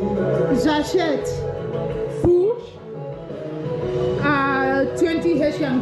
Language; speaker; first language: French; non-native, learner; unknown